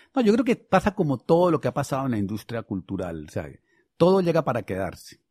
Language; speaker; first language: Spanish; native; Spanish